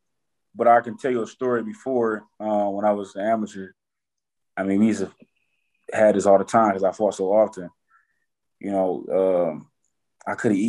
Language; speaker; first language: English; native; English